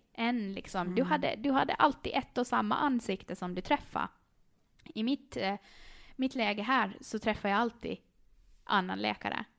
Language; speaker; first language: Swedish; native; Swedish